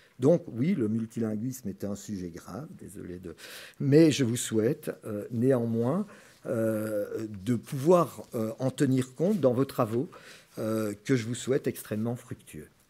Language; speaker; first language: French; native; French